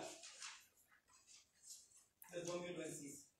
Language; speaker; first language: French; non-native, learner; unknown